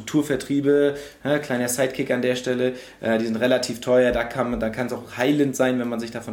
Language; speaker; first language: German; native; German